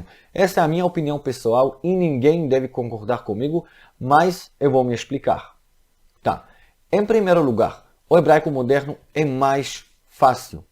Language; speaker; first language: Portuguese; non-native, fluent; Hebrew